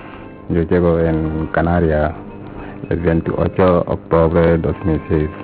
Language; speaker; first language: Spanish; non-native, learner; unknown